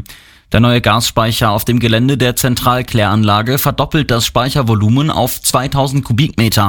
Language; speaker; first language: German; native; German